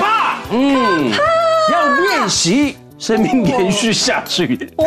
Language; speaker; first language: Chinese; native; Chinese